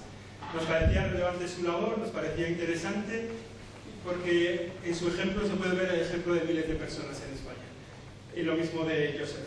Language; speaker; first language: Spanish; native; Spanish